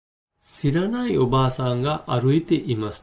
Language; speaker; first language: Japanese; non-native, fluent; Hindi